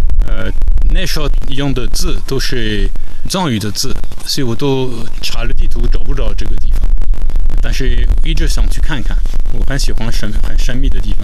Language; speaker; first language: Chinese; non-native, fluent; French